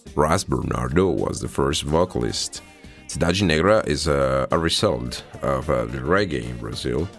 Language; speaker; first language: English; non-native, fluent; Spanish